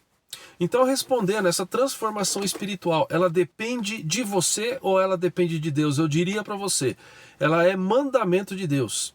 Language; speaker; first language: Portuguese; native; Portuguese